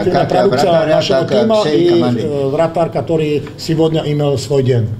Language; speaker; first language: Russian; non-native, learner; Slovak